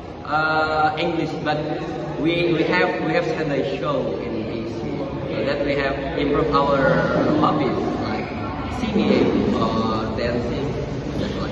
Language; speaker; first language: English; non-native, learner; Indonesian